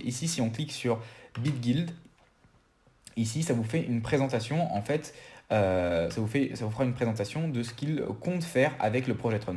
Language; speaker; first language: French; native; French